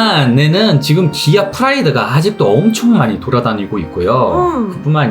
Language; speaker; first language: Korean; native; Korean